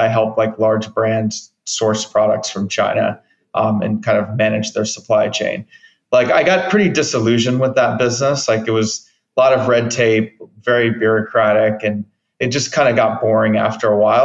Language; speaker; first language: English; native; English